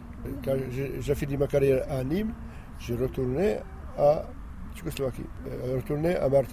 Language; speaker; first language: French; non-native, learner; Slovak